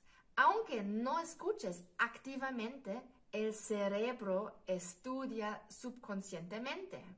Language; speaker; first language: Spanish; non-native, fluent; German